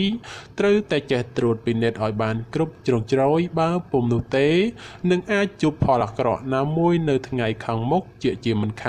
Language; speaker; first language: Khmer; native; Khmer